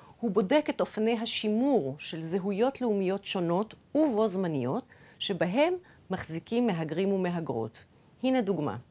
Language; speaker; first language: Hebrew; early bilingual, other home language; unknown